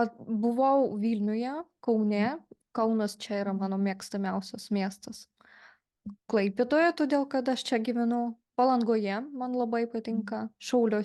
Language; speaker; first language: Lithuanian; non-native, fluent; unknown